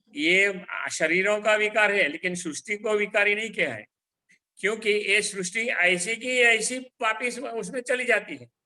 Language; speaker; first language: Hindi; non-native, local second language; Gujarati